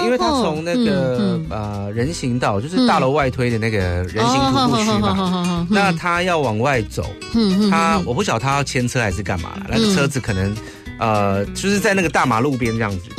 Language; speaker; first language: Chinese; native; Chinese